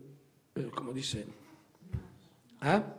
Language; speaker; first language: Spanish; non-native, fluent; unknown